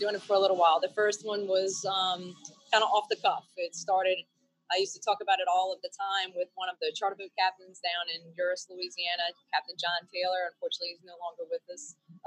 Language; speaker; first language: English; native; English